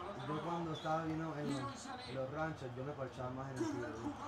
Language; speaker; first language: Spanish; early bilingual, heritage; Spanish